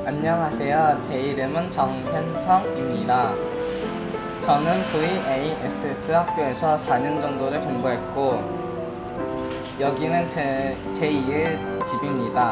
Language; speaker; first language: Korean; early bilingual, heritage; Korean